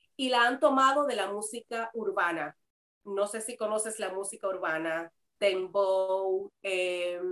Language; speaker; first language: Spanish; native; Spanish